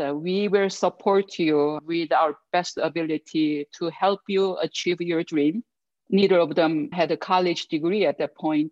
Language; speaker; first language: English; non-native, fluent; Korean